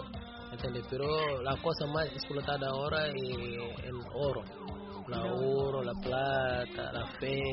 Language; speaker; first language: Spanish; non-native, learner; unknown